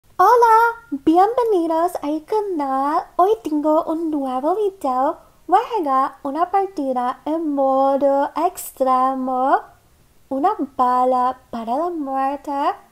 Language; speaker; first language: Spanish; non-native, learner; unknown